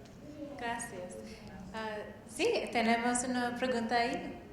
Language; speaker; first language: Spanish; non-native, learner; English